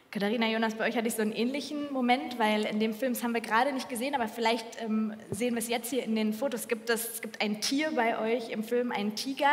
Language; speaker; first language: German; native; German